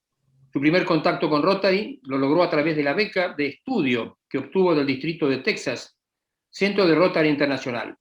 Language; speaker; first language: Spanish; native; Spanish